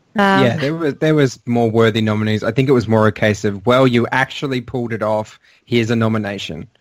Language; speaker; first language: English; native; English